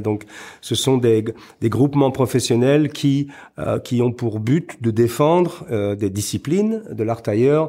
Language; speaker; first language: French; native; French